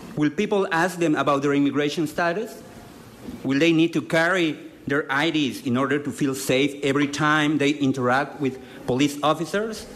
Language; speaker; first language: English; non-native, fluent; Spanish